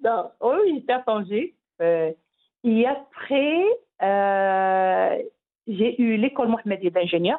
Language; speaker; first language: French; non-native, local second language; Arabic